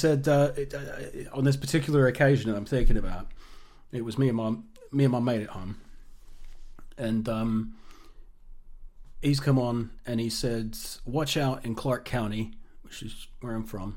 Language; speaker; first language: English; native; English